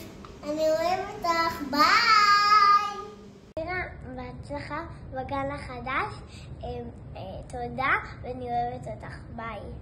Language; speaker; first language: Hebrew; native; Hebrew